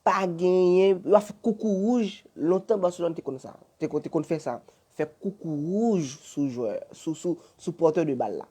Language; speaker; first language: French; non-native, learner; Haitian Creole